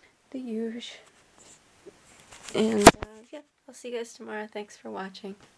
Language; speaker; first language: English; native; English